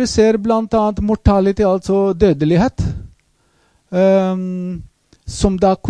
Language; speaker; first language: Norwegian; non-native, fluent; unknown